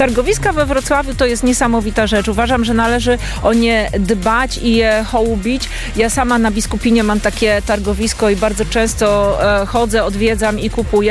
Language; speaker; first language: Polish; native; Polish